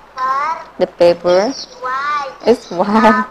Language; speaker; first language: English; non-native, learner; Indonesian